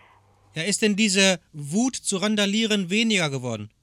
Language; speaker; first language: German; native; German